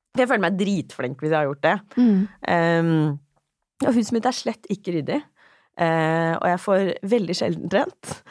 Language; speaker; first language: Norwegian; native; Norwegian